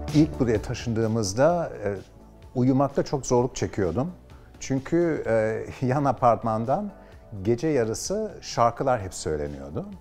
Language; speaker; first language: Turkish; early bilingual, heritage; Turkish